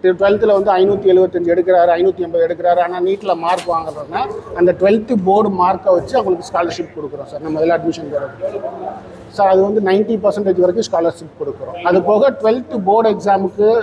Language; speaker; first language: Tamil; native; Tamil